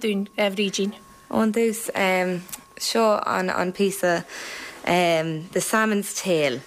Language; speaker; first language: Irish; non-native, local second language; English